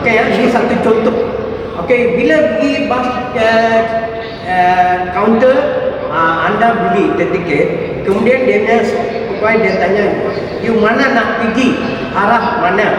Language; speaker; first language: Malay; non-native, local second language; Tamil